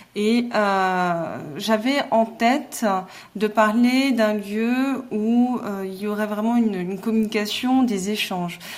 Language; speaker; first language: French; native; French